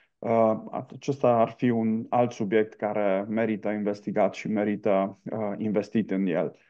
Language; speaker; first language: Romanian; non-native, local second language; Hungarian